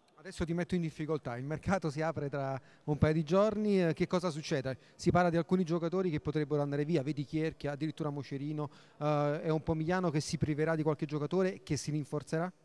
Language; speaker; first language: Italian; native; Italian